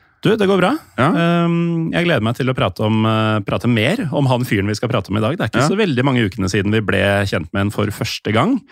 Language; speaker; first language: Norwegian; native; Norwegian